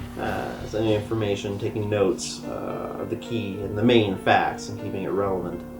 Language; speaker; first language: English; native; English